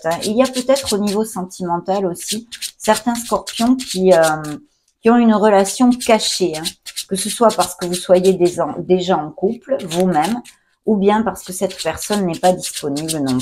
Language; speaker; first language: French; native; French